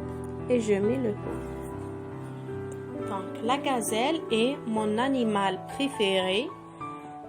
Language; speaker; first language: French; non-native, local second language; Arabic